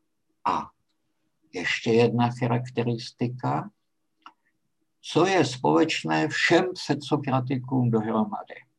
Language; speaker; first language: Czech; native; Czech